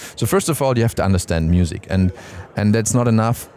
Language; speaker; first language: English; non-native, fluent; German